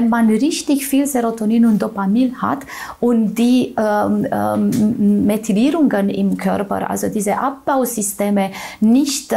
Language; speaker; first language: German; non-native, fluent; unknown